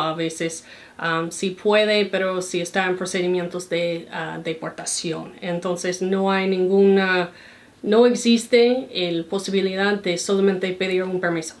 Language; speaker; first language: Spanish; non-native, fluent; English